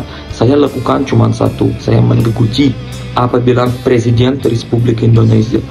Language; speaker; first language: Indonesian; non-native, learner; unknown